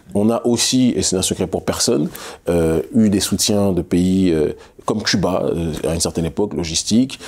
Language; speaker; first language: French; native; French